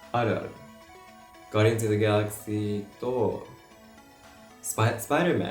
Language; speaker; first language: Japanese; non-native, learner; English